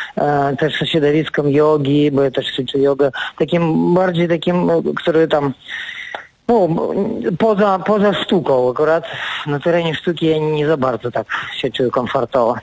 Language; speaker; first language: Polish; non-native, fluent; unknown